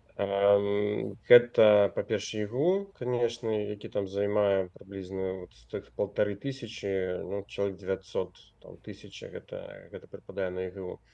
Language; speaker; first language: Belarusian; non-native, local second language; Russian